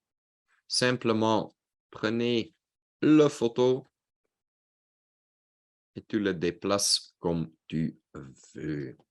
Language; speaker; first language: French; non-native, local second language; Dutch